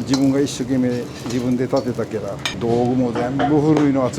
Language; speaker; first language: Japanese; native; Japanese